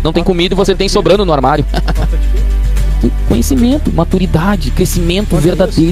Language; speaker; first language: Portuguese; native; Portuguese